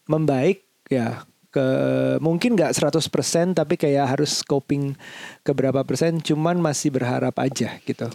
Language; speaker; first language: Indonesian; native; Indonesian